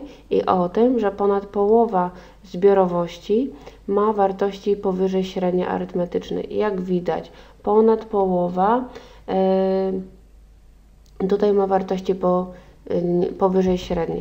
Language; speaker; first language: Polish; native; Polish